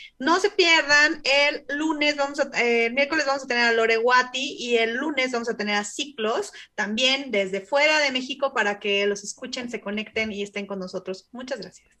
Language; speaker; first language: Spanish; native; Spanish